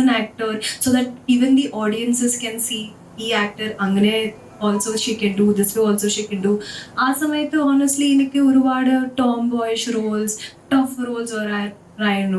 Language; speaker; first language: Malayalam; non-native, learner; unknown